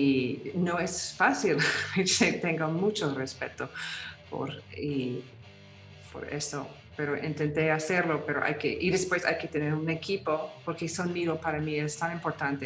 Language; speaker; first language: Spanish; non-native, fluent; English